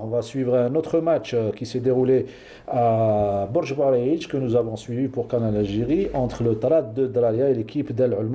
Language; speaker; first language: French; non-native, local second language; Arabic